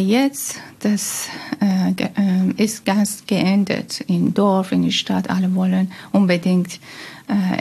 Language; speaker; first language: German; non-native, learner; Persian